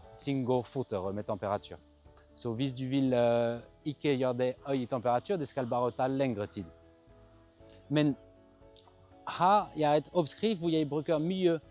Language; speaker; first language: Norwegian; non-native, fluent; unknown